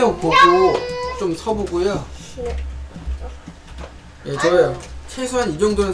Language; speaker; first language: Korean; native; Korean